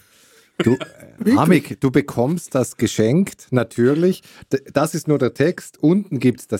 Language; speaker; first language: German; native; German